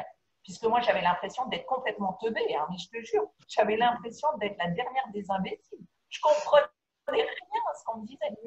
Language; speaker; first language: French; native; French